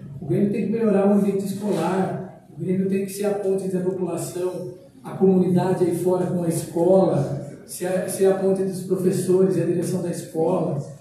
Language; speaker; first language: Portuguese; native; Portuguese